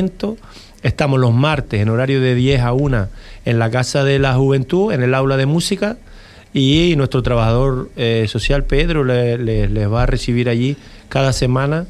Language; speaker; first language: Spanish; native; Spanish